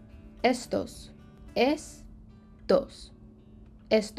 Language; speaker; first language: Spanish; non-native, learner; English